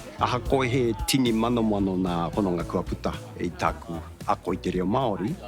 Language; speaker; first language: Māori; non-native, fluent; Japanese